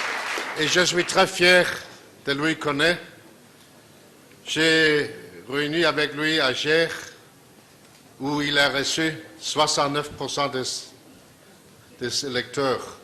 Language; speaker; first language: French; non-native, fluent; Danish